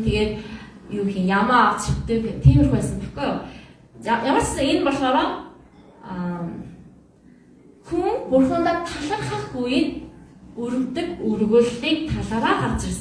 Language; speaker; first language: Mongolian; non-native, fluent; Korean